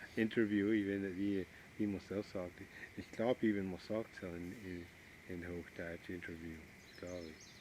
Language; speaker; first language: German; early bilingual, heritage; Pennsylvania German